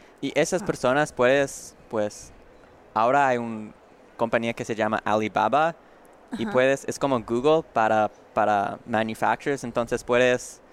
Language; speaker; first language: Spanish; non-native, learner; English